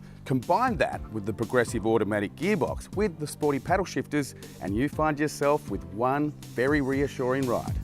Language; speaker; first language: English; native; English